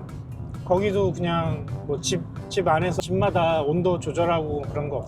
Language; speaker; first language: Korean; native; Korean